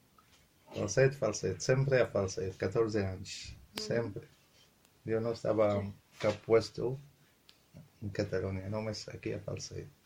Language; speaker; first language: Catalan; non-native, fluent; Arabic